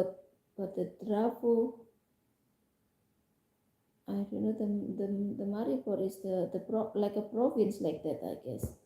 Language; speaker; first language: English; non-native, fluent; Indonesian